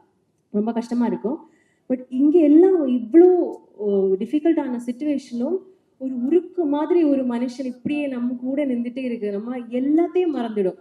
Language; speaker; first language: Tamil; non-native, learner; Malayalam